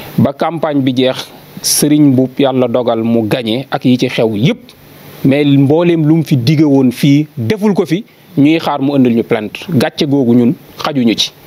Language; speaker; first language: Wolof; native; Wolof